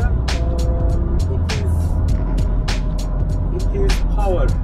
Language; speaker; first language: English; non-native, learner; Turkish